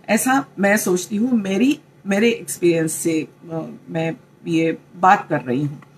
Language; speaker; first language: Hindi; non-native, local second language; Marathi